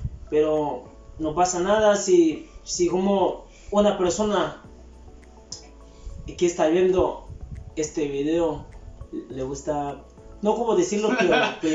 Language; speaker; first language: Spanish; non-native, fluent; Haitian Creole